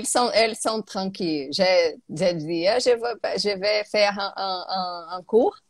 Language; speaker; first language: French; non-native, learner; Portuguese